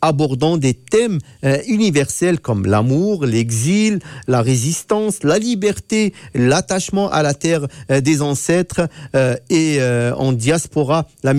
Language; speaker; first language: French; non-native, local second language; Arabic